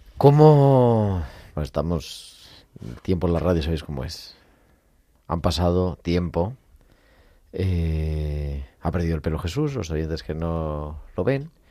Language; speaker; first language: Spanish; native; Spanish